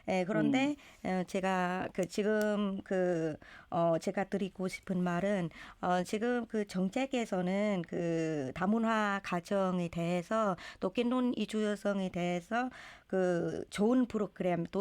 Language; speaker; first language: Korean; non-native, learner; Vietnamese